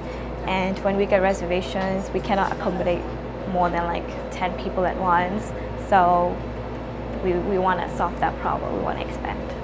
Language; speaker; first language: English; non-native, fluent; Burmese